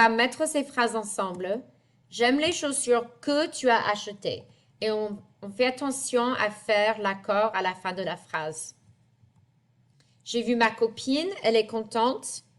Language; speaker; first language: French; non-native, fluent; English